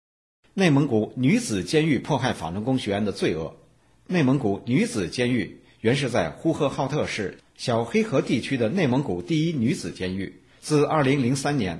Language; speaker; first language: Chinese; native; Chinese